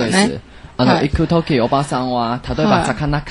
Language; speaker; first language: Japanese; non-native, learner; Chinese